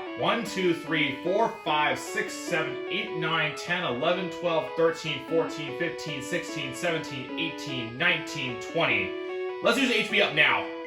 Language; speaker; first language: English; native; English